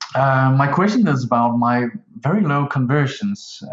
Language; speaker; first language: English; non-native, fluent; Danish